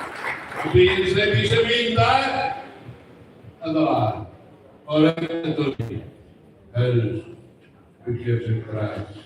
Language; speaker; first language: Indonesian; non-native, fluent; German